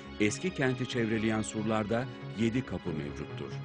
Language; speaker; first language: Turkish; native; Turkish